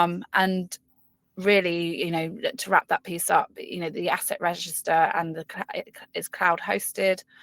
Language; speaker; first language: English; native; English